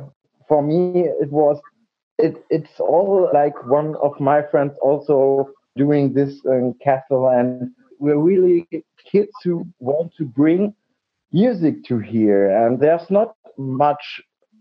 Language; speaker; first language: English; non-native, learner; German